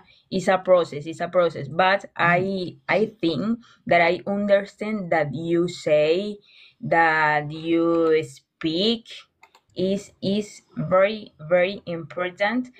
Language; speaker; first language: English; non-native, learner; Spanish